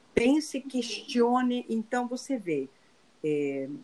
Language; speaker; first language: Portuguese; non-native, fluent; Spanish